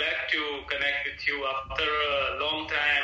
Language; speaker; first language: English; non-native, local second language; Hindi